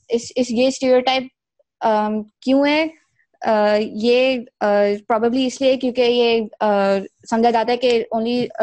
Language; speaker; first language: Urdu; native; Urdu